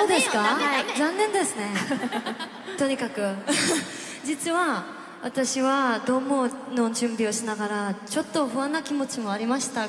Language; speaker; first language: Japanese; non-native, fluent; Korean